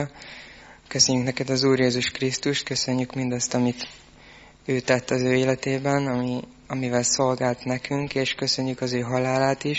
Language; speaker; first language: Hungarian; native; Hungarian